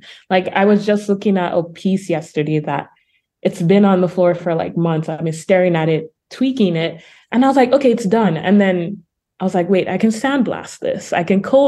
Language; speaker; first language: English; non-native, local second language; Yoruba